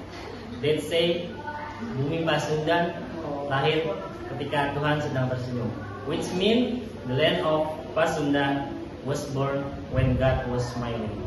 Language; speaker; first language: English; non-native, learner; Indonesian